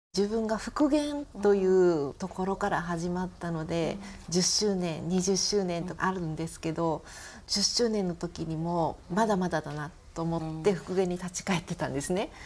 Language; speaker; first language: Japanese; native; Japanese